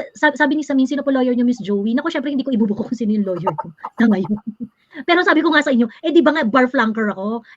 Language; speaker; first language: Filipino; native; Filipino